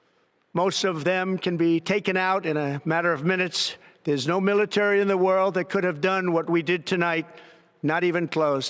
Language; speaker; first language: English; native; English